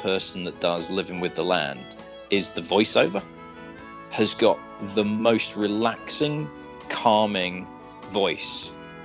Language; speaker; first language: English; native; English